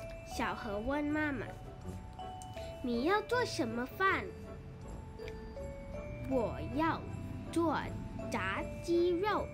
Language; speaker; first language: Chinese; non-native, learner; English